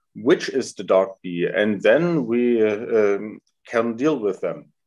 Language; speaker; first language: English; non-native, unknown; German